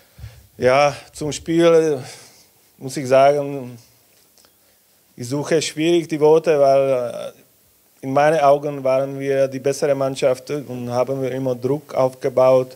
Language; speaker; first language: German; non-native, fluent; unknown